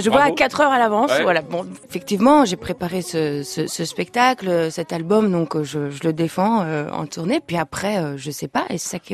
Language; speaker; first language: French; non-native, fluent; Lithuanian